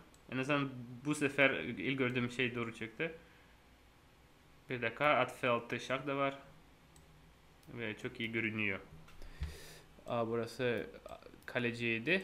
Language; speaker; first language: Turkish; non-native, fluent; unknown